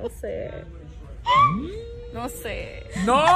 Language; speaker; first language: Spanish; native; Spanish